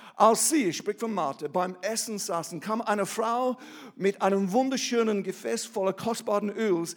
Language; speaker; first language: German; non-native, fluent; English